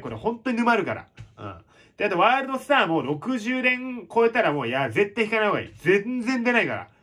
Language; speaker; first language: Japanese; native; Japanese